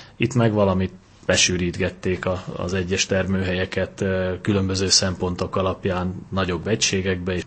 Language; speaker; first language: Hungarian; native; Hungarian